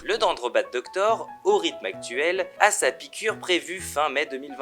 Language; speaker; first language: French; native; French